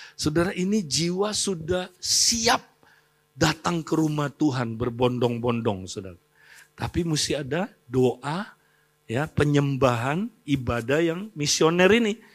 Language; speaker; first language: Indonesian; native; Indonesian